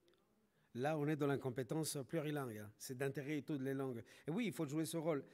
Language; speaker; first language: French; non-native, fluent; Spanish